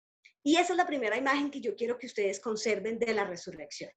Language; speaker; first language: Spanish; native; Spanish